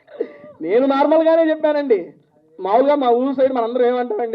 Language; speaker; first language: Telugu; native; Telugu